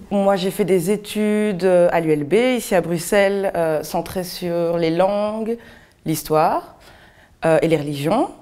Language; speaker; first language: French; native; French